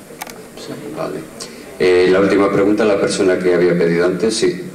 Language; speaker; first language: Spanish; native; Spanish